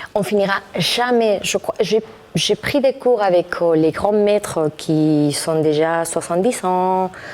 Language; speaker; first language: French; non-native, fluent; Spanish